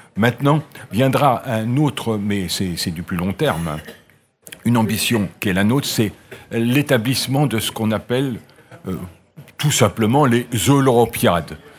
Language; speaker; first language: French; native; French